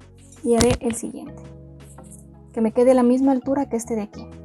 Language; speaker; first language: Spanish; native; Spanish